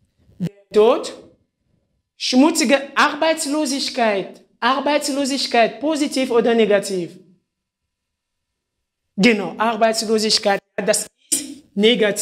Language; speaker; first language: German; non-native, fluent; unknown